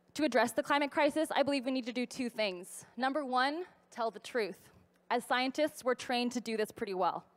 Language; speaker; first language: English; native; English